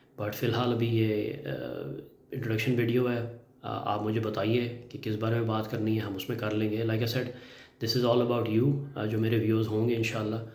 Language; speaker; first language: Urdu; native; Urdu